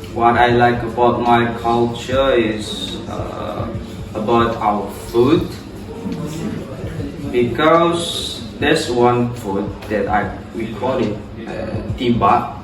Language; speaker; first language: English; non-native, local second language; Malay